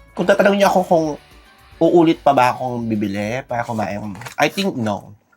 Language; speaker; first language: Filipino; non-native, local second language; Iloko